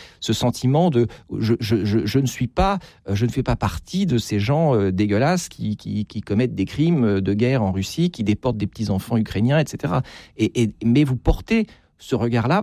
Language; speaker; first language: French; native; French